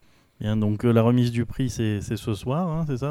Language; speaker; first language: French; native; French